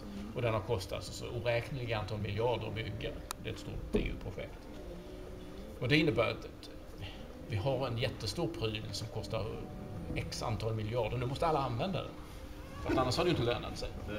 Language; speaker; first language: Swedish; native; Swedish